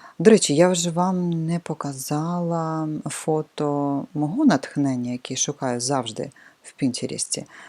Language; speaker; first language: Ukrainian; non-native, local second language; Russian